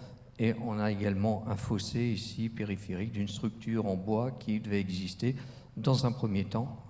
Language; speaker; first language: French; native; French